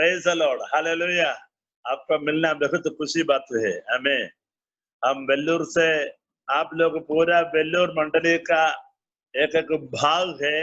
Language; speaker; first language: Hindi; non-native, learner; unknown